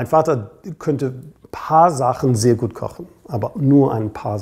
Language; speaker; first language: German; non-native, fluent; English